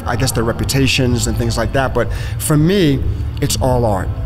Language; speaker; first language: English; native; English